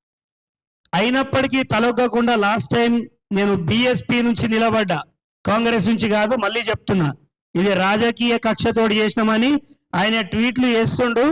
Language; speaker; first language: Telugu; native; Telugu